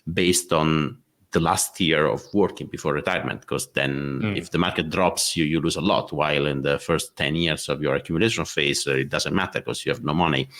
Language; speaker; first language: English; non-native, fluent; Italian